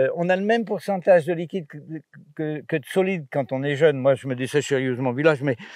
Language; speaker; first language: French; native; French